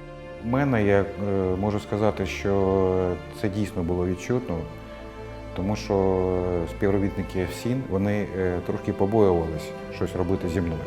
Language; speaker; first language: Ukrainian; non-native, local second language; Russian